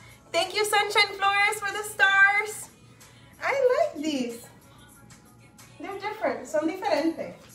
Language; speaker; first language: English; non-native, local second language; Spanish